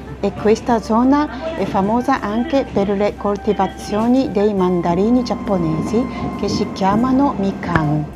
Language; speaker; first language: Italian; non-native, fluent; Japanese